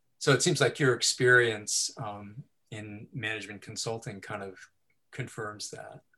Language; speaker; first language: English; native; English